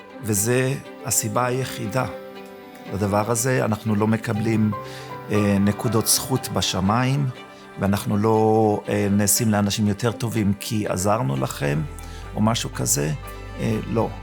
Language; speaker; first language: Hebrew; early bilingual, other home language; German